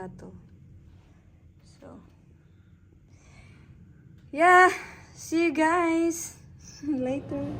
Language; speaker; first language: English; non-native, local second language; Cebuano